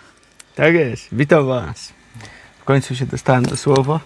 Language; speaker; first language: Polish; native; Polish